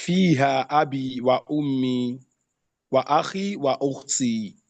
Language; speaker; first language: Arabic; non-native, learner; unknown